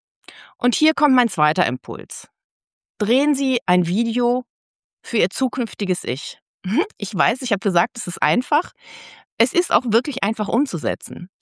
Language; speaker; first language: German; native; German